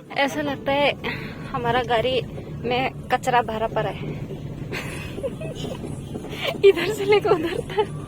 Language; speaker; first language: Hindi; non-native, local second language; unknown